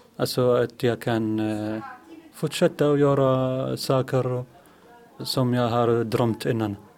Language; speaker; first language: Swedish; non-native, learner; Arabic